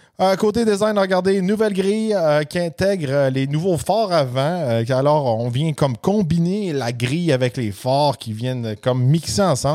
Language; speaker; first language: French; native; French